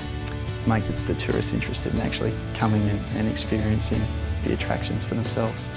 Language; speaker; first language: English; native; English